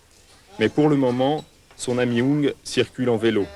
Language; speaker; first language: French; native; French